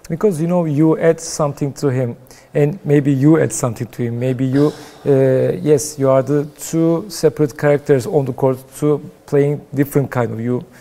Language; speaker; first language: English; non-native, fluent; Turkish